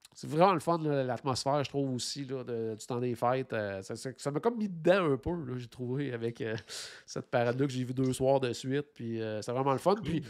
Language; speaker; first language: French; native; French